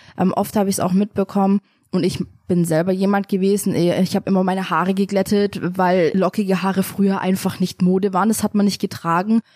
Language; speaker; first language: German; early bilingual, other home language; Turkish